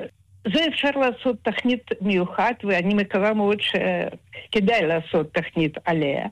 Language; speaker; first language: Hebrew; non-native, fluent; Russian